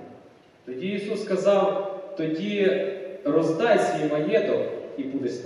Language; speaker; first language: Czech; non-native, learner; Ukrainian